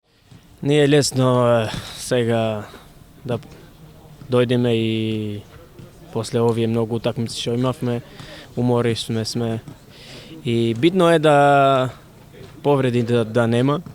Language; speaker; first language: Macedonian; non-native, fluent; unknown